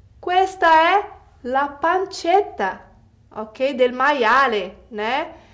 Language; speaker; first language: Italian; non-native, fluent; Portuguese